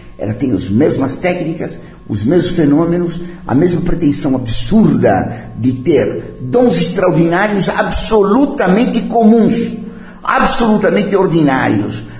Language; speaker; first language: Portuguese; early bilingual, other home language; Italian